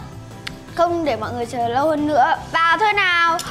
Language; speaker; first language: Vietnamese; native; Vietnamese